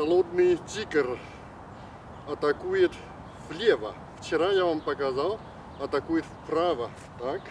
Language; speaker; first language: Russian; non-native, learner; Chinese